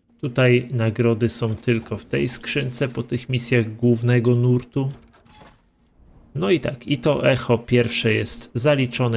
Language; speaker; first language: Polish; native; Polish